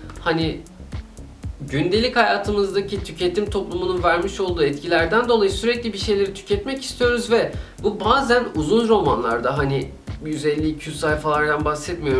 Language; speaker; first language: Turkish; native; Turkish